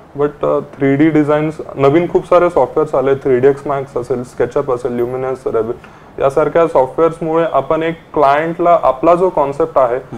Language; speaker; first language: Marathi; native; Marathi